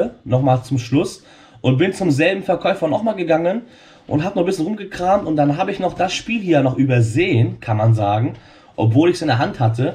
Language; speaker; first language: German; native; German